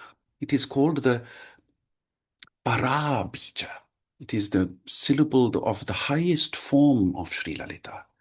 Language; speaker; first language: English; non-native, fluent; German